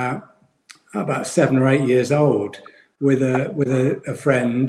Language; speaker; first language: English; native; English